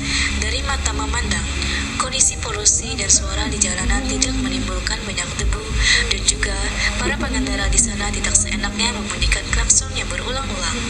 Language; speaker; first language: Indonesian; native; Indonesian